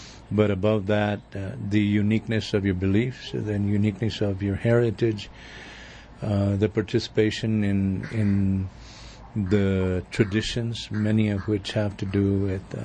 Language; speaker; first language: English; early bilingual, other home language; Spanish